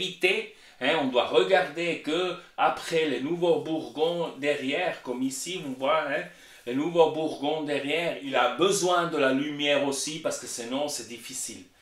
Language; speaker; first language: French; non-native, learner; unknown